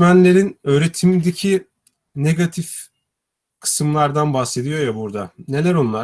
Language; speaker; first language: Turkish; native; Turkish